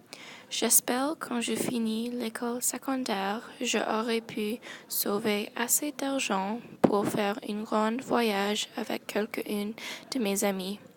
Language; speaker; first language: French; non-native, local second language; English